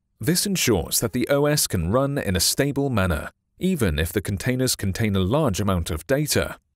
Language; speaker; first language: English; non-native, fluent; Chinese